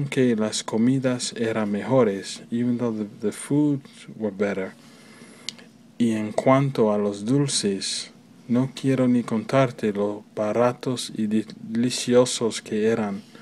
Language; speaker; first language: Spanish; non-native, learner; English